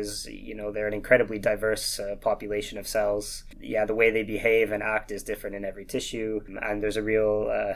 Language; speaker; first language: English; native; English